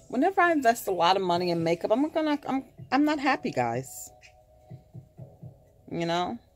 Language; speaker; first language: English; native; English